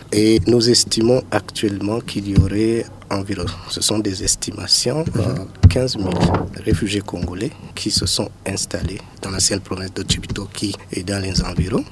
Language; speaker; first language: French; non-native, local second language; Rundi